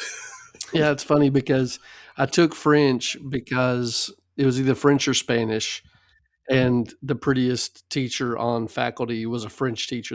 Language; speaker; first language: English; native; English